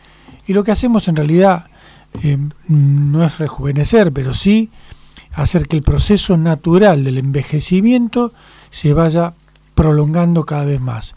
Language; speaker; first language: Spanish; native; Spanish